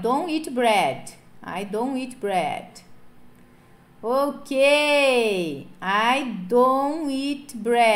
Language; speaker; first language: English; non-native, fluent; Portuguese